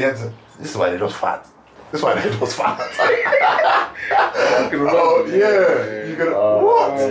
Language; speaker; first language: English; native; English